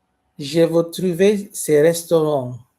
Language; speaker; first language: French; non-native, learner; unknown